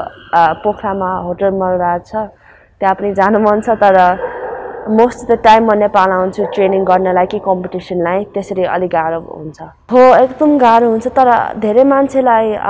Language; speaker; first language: Nepali; early bilingual, heritage; Nepali